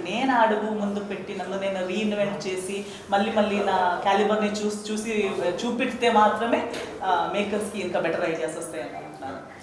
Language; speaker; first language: Telugu; non-native, fluent; Konkani